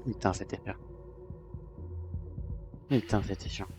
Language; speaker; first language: French; native; French